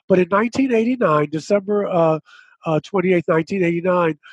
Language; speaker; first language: English; native; English